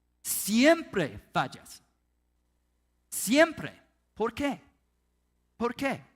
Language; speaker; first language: Spanish; non-native, learner; English